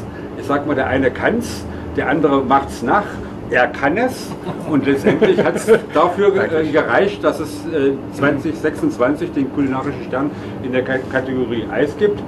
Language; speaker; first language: German; native; German